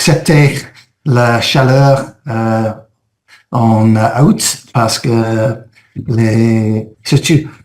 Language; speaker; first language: French; non-native, fluent; English